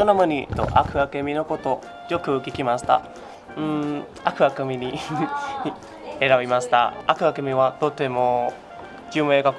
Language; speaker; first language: Japanese; non-native, learner; Vietnamese